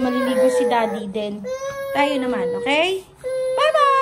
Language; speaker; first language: Filipino; native; Filipino